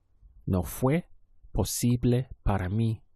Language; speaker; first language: Spanish; non-native, fluent; English